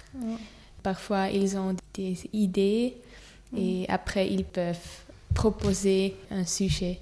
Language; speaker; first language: French; non-native, learner; German